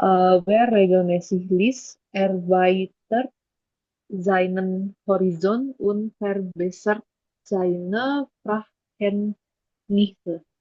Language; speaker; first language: German; non-native, learner; Indonesian